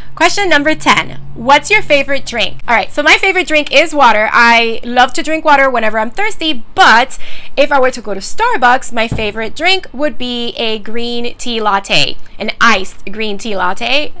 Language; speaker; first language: English; early bilingual, other home language; Spanish